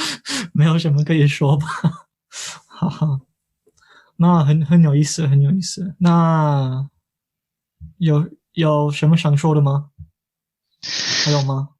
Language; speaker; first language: Chinese; non-native, fluent; English